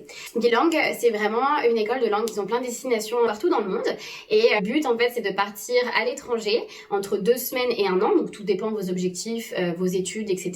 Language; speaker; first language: French; native; French